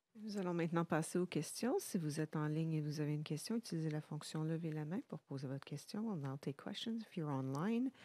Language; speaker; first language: French; native; French